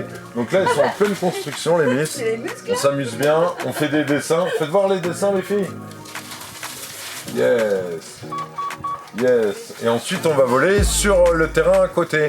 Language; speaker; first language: French; native; French